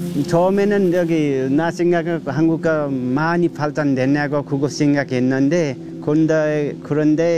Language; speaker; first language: Korean; non-native, learner; Nepali